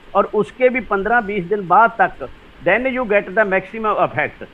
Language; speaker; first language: Hindi; non-native, local second language; Punjabi